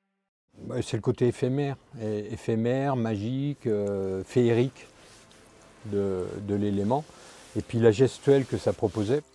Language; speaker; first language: French; native; French